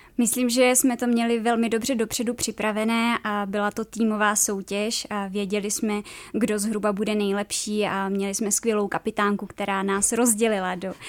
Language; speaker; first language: Czech; native; Czech